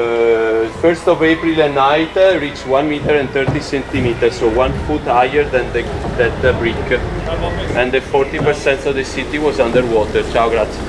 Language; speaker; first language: English; non-native, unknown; Italian